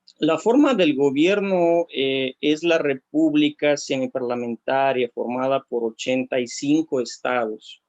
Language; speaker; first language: Spanish; non-native, fluent; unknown